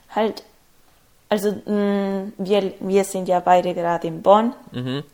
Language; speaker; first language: German; non-native, fluent; Spanish